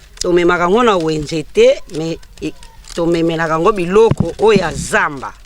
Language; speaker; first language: Lingala; non-native, local second language; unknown